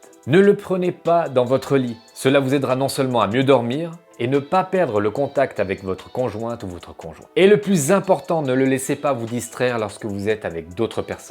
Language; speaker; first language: French; native; French